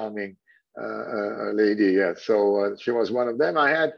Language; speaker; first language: English; non-native, fluent; French